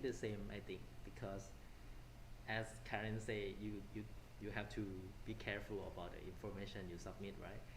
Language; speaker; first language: English; non-native, fluent; Thai